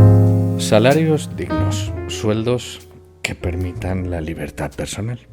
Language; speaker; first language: Spanish; native; Spanish